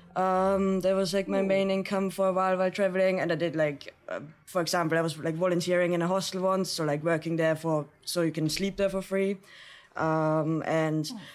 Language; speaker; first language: English; non-native, fluent; German